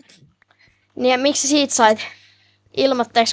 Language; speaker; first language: Finnish; native; Finnish